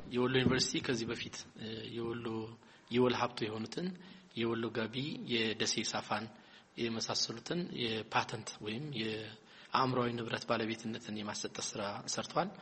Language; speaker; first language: Amharic; native; Amharic